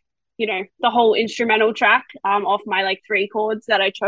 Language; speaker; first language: English; native; English